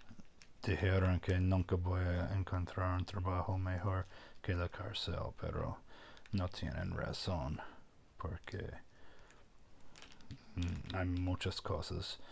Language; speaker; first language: Spanish; non-native, fluent; English